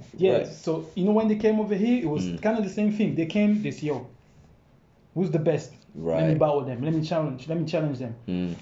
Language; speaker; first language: English; non-native, fluent; French